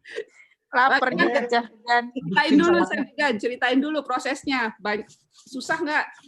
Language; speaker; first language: Indonesian; native; Indonesian